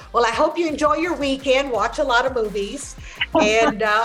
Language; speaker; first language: English; non-native, local second language; Filipino